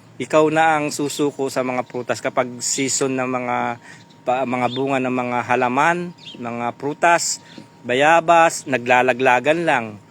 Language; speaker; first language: Filipino; non-native, local second language; Pampanga